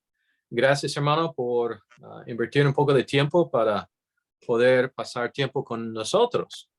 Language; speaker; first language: Spanish; non-native, fluent; English